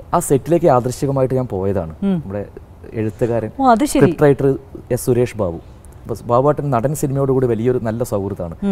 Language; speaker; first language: Malayalam; native; Malayalam